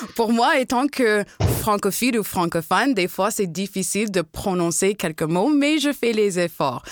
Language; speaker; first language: French; non-native, local second language; English